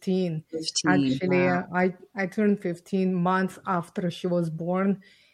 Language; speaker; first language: English; non-native, fluent; Ukrainian